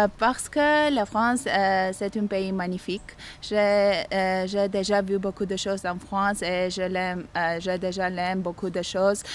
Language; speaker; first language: French; non-native, learner; Armenian